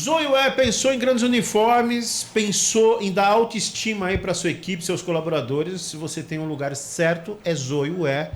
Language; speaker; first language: Portuguese; native; Portuguese